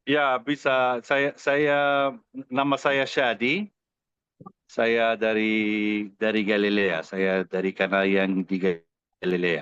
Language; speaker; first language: Indonesian; non-native, fluent; Arabic